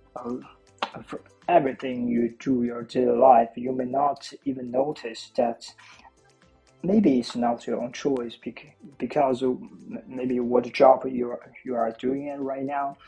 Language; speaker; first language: English; non-native, learner; Chinese